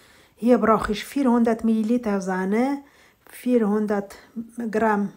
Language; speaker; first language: German; non-native, fluent; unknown